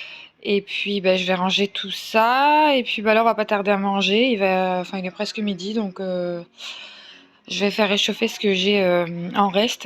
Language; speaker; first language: French; native; French